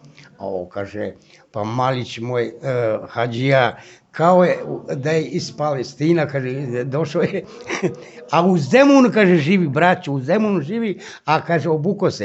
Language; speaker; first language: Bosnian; non-native, local second language; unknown